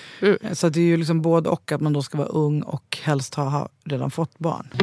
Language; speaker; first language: Swedish; native; Swedish